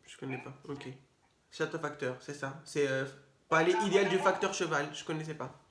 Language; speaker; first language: French; native; French